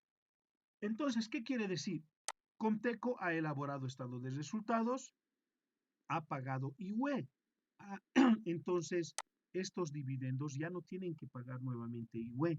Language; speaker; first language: Spanish; native; Spanish